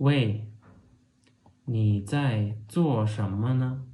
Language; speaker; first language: Chinese; non-native, fluent; Turkmen